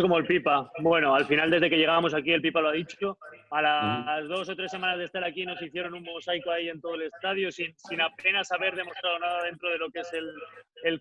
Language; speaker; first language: Spanish; native; Spanish